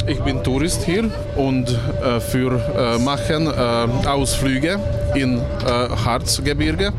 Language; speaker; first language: German; non-native, learner; Hungarian